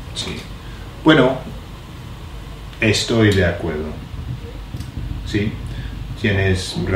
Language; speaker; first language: Spanish; non-native, learner; English